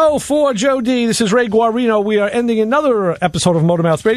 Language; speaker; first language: English; native; English